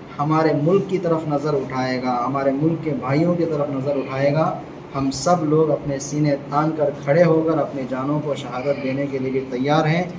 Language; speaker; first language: Urdu; native; Urdu